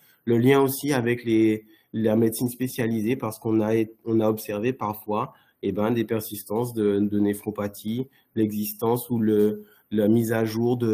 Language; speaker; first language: French; native; French